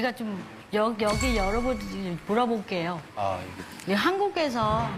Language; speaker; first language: Korean; non-native, learner; Vietnamese